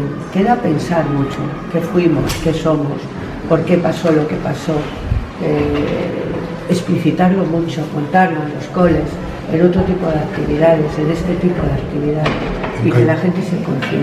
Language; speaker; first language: Spanish; native; Spanish